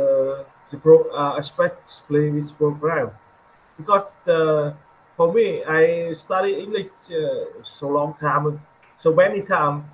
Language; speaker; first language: English; non-native, learner; Vietnamese